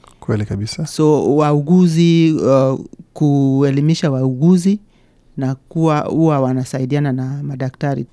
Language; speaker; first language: Swahili; non-native, local second language; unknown